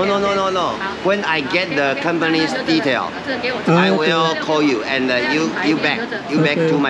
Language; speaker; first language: English; non-native, learner; Chinese